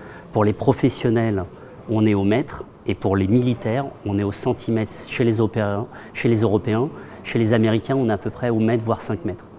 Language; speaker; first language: French; native; French